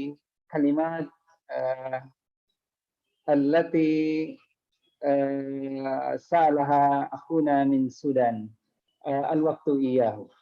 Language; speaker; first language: Arabic; non-native, fluent; Indonesian